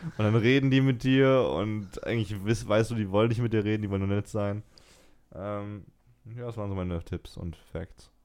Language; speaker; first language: German; native; German